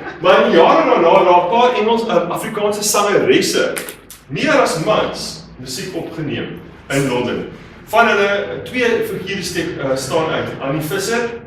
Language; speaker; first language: Afrikaans; native; Afrikaans